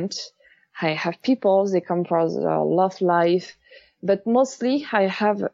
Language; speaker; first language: English; non-native, learner; French